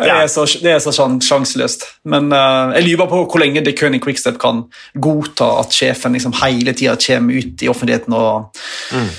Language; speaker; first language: Norwegian; native; Norwegian